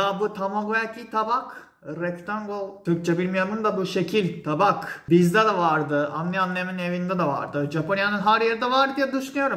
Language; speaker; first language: Turkish; non-native, fluent; Japanese